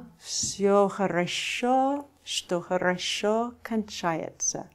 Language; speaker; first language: Russian; non-native, fluent; English